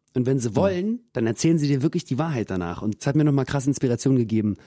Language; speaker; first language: German; early bilingual, other home language; Russian